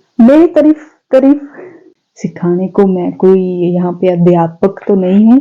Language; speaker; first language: Hindi; non-native, local second language; Punjabi